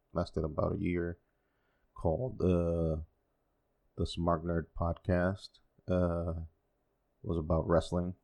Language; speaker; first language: English; non-native, fluent; Spanish